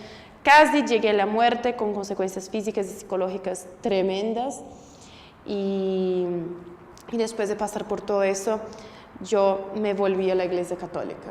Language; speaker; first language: Spanish; non-native, fluent; Portuguese